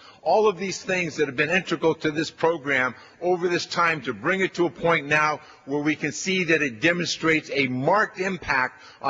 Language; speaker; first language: English; native; English